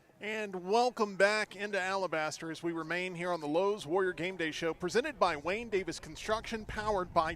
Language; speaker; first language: English; native; English